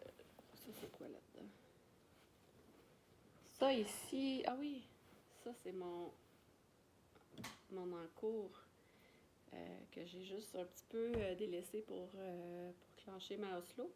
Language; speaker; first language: French; native; French